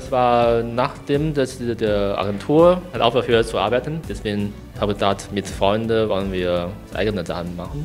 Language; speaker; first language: German; non-native, learner; Chinese